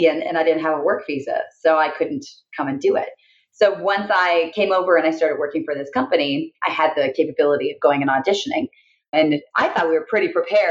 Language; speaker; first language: English; native; English